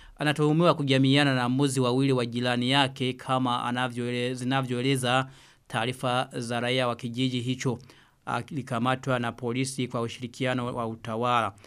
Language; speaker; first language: Swahili; non-native, local second language; Rundi